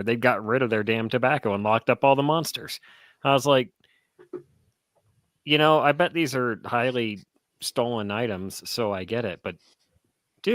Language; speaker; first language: English; native; English